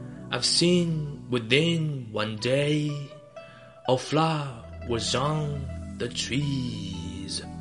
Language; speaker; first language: English; non-native, fluent; Chinese